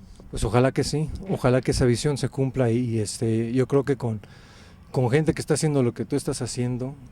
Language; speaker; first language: Spanish; native; Spanish